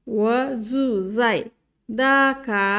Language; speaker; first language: Chinese; non-native, learner; Bangla